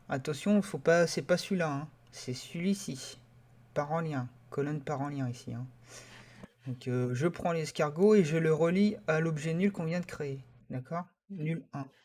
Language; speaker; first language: French; native; French